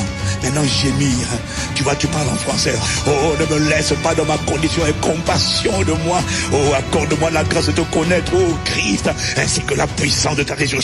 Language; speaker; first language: French; native; French